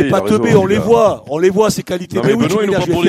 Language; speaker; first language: French; native; French